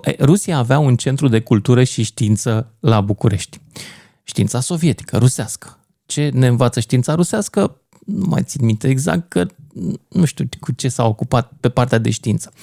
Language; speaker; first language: Romanian; native; Romanian